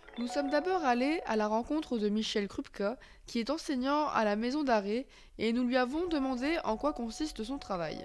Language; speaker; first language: French; native; French